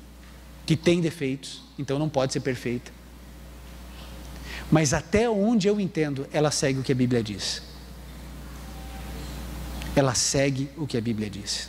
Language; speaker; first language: Portuguese; native; Portuguese